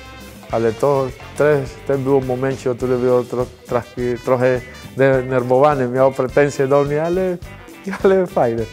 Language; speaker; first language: Polish; non-native, learner; Spanish